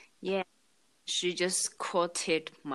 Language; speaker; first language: English; non-native, learner; Chinese